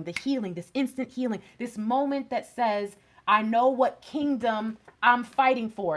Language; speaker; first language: English; native; English